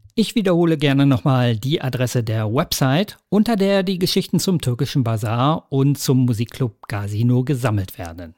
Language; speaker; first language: German; native; German